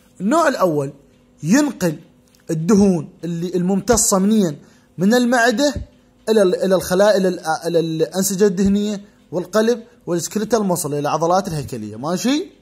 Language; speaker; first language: Arabic; native; Arabic